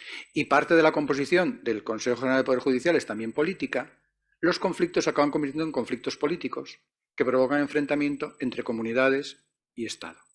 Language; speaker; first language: Spanish; native; Spanish